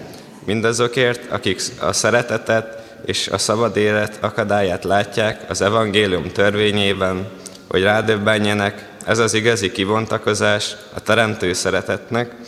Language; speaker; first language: Hungarian; native; Hungarian